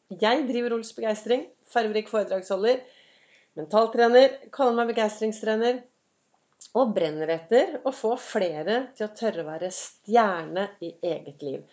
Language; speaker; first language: Norwegian; native; Norwegian